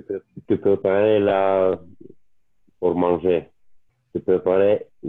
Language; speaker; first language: French; non-native, learner; Italian